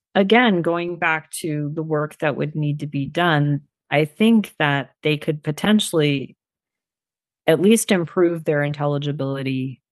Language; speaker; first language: English; early bilingual, other home language; Armenian